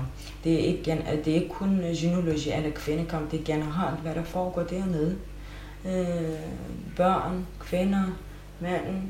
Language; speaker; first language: Danish; non-native, fluent; Kurdish